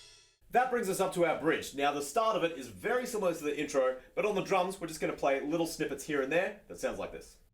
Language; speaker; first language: English; native; English